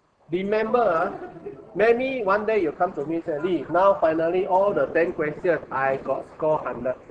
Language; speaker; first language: English; non-native, local second language; Chinese